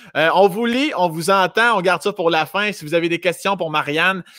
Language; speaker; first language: French; native; French